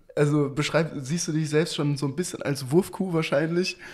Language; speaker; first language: German; native; German